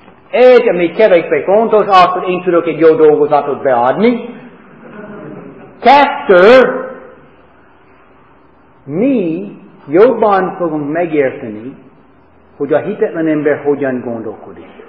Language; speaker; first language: Hungarian; non-native, fluent; English